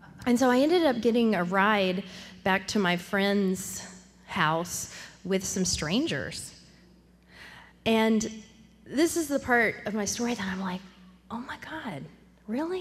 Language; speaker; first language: English; native; English